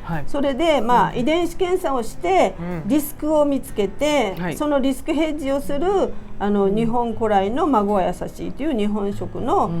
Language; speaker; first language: Japanese; native; Japanese